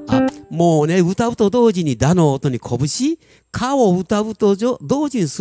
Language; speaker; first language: Japanese; native; Japanese